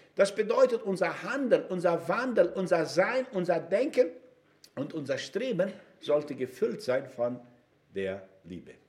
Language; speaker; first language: German; non-native, fluent; Portuguese